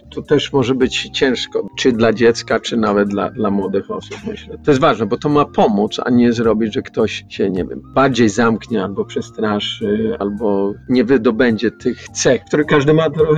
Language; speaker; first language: Polish; early bilingual, heritage; Polish